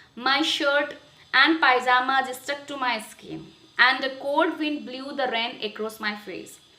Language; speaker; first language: English; non-native, local second language; Hindi